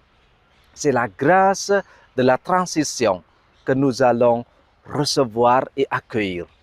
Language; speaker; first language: French; non-native, fluent; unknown